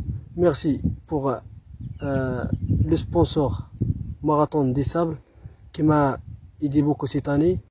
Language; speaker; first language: French; non-native, local second language; Arabic